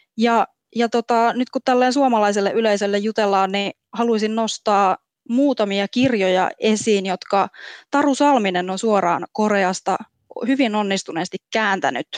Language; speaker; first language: Finnish; native; Finnish